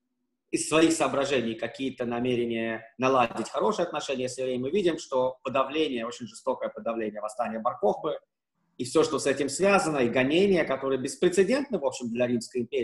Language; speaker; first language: Russian; native; Russian